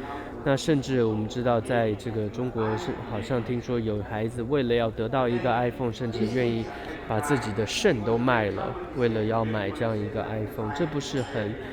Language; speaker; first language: Chinese; native; Chinese